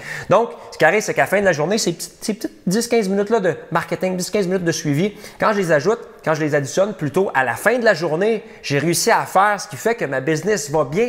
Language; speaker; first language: French; native; French